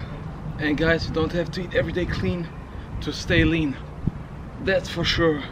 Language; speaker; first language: English; non-native, fluent; German